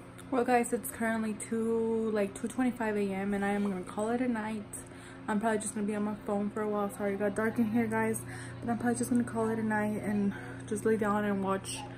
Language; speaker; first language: English; early bilingual, other home language; Spanish